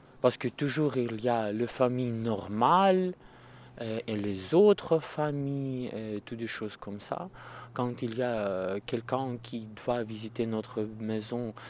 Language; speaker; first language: French; non-native, learner; Russian